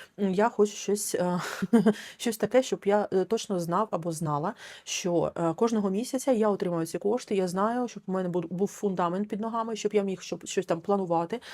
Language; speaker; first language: Ukrainian; non-native, local second language; Russian